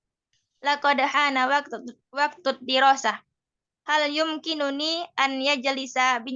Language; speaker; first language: Arabic; non-native, learner; Indonesian